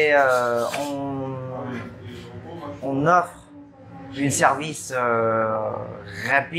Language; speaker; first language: French; non-native, learner; Vietnamese